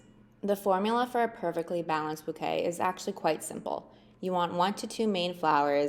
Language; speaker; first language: English; native; English